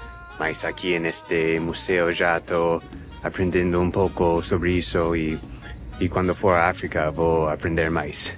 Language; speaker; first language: Portuguese; non-native, fluent; English